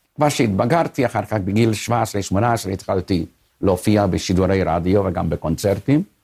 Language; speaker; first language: Hebrew; non-native, fluent; Hungarian